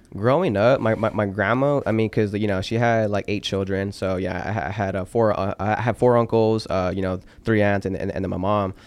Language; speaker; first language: English; early bilingual, other home language; Polish